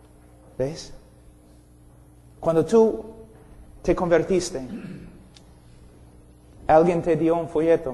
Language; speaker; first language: Spanish; non-native, fluent; English